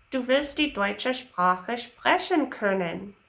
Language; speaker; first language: German; non-native, fluent; English